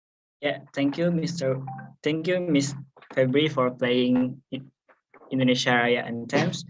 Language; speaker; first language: English; non-native, fluent; Indonesian